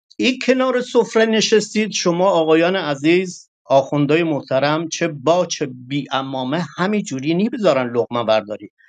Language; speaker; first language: Persian; non-native, local second language; Kurdish